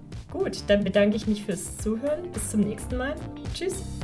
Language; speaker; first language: German; native; German